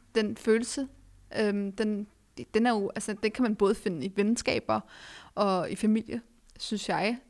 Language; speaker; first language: Danish; early bilingual, other home language; Arabic